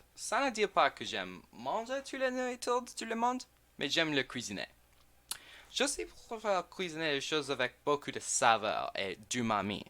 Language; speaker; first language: French; non-native, learner; English